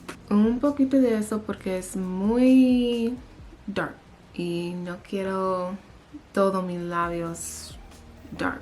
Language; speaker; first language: Spanish; early bilingual, heritage; English